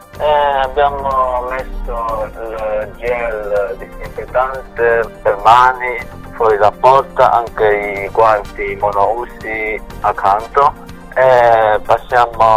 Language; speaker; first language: Italian; non-native, learner; Chinese